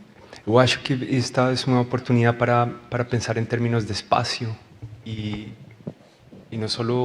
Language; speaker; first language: Portuguese; non-native, learner; Spanish